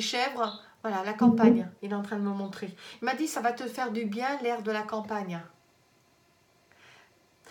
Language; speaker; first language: French; native; French